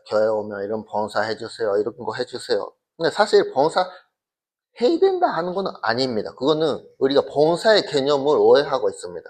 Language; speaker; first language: Korean; early bilingual, heritage; Korean